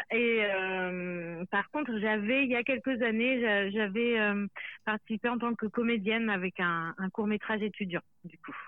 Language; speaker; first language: French; native; French